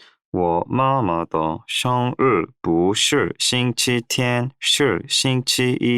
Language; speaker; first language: Chinese; non-native, learner; Korean